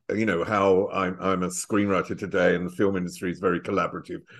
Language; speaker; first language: English; native; English